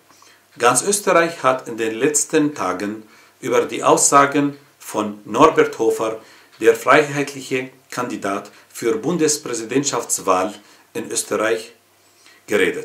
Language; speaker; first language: German; non-native, fluent; Arabic